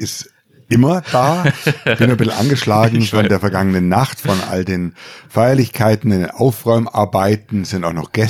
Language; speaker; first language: German; native; German